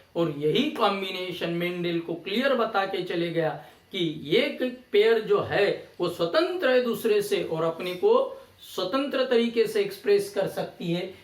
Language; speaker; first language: Hindi; non-native, local second language; Marathi